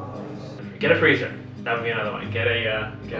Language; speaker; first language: English; native; English